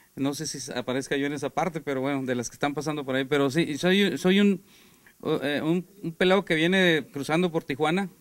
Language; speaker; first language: Spanish; native; Spanish